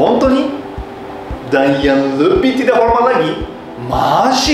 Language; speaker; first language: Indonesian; non-native, fluent; Japanese